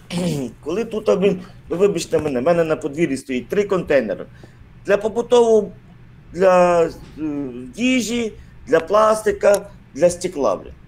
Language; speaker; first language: Ukrainian; native; Ukrainian